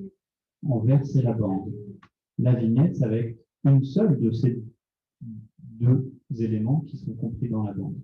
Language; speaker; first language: French; native; French